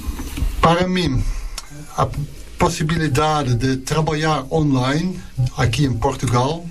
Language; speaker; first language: Portuguese; non-native, learner; Dutch